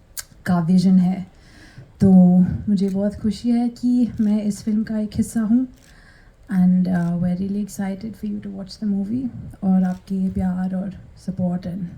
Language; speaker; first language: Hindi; non-native, local second language; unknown